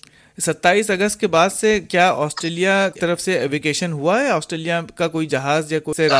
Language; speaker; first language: Urdu; native; Urdu